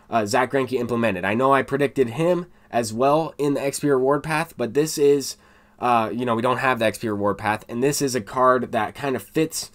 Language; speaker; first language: English; native; English